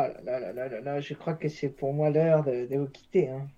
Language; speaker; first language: French; native; French